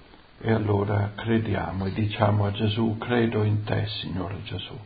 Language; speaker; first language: Italian; native; Italian